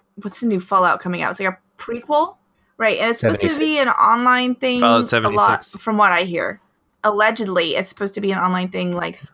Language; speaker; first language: English; native; English